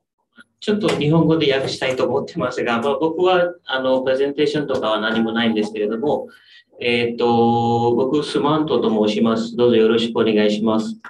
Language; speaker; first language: Japanese; non-native, fluent; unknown